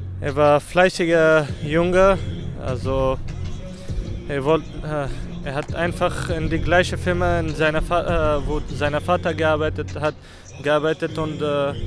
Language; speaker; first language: German; early bilingual, other home language; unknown